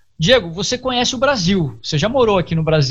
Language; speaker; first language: Portuguese; native; Portuguese